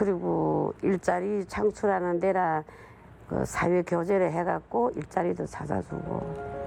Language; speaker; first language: Korean; non-native, fluent; Chinese